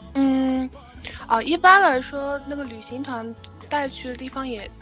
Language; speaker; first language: Chinese; non-native, fluent; Turkish